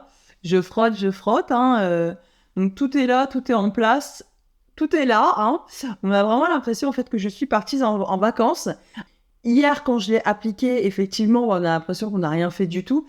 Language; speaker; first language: French; native; French